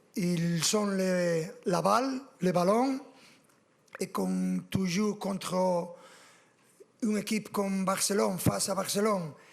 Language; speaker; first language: French; non-native, fluent; Spanish